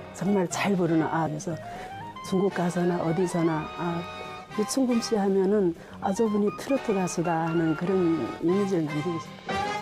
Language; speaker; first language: Korean; early bilingual, heritage; Korean